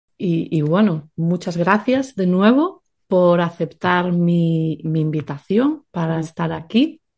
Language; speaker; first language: Spanish; native; Spanish